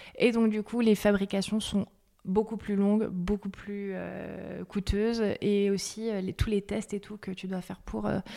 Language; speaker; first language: French; native; French